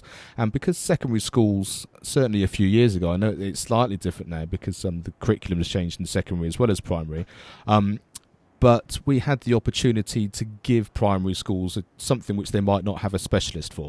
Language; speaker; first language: English; native; English